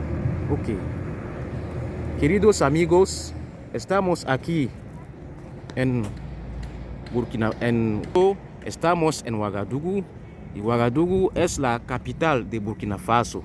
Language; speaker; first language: Spanish; non-native, fluent; French